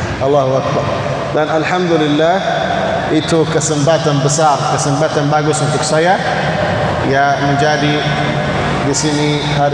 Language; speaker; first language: Indonesian; non-native, learner; Arabic